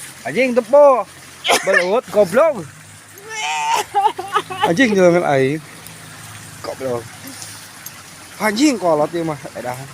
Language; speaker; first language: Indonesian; non-native, local second language; Sundanese